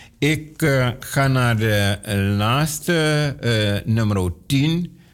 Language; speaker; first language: Dutch; native; Dutch